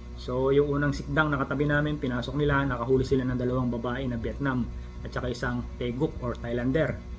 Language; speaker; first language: Filipino; native; Filipino